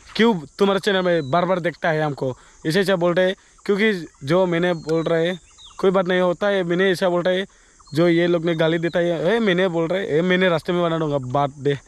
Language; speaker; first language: Hindi; non-native, local second language; Bodo